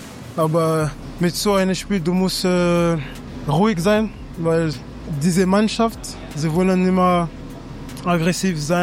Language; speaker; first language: German; non-native, fluent; French